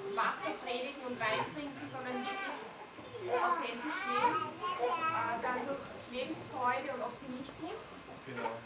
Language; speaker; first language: German; non-native, fluent; English